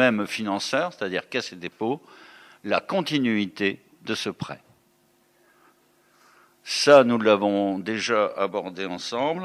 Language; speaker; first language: French; native; French